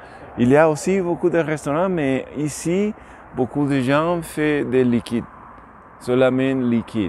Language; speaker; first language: French; non-native, learner; Spanish